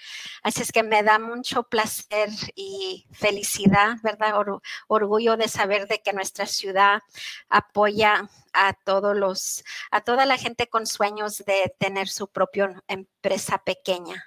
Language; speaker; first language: Spanish; early bilingual, heritage; Spanish